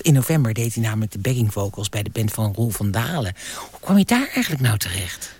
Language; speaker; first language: Dutch; native; Dutch